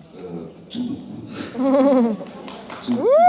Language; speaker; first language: French; non-native, learner; English